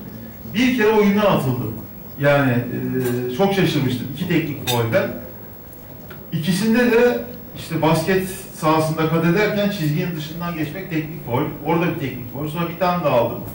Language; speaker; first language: Turkish; native; Turkish